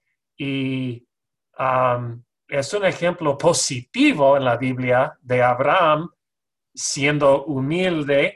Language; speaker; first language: Spanish; non-native, fluent; English